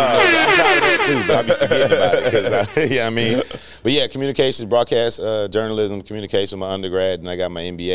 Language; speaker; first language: English; native; English